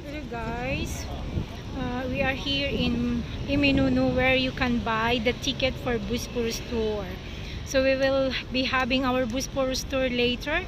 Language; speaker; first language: English; non-native, local second language; Filipino